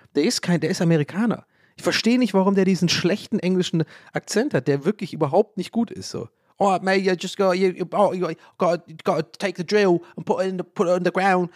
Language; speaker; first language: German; early bilingual, other home language; English